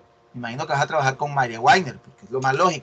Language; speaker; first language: Spanish; native; Spanish